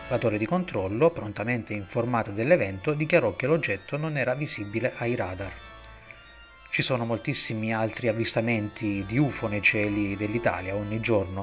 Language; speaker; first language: Italian; native; Italian